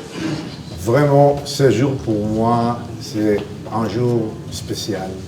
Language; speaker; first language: French; non-native, learner; Hebrew